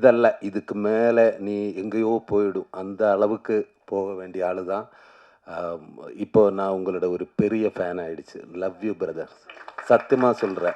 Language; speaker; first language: Tamil; non-native, learner; Malayalam